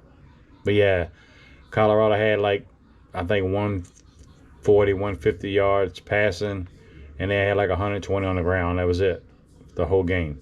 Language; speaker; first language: English; native; English